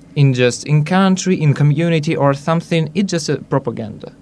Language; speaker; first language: English; non-native, learner; Hungarian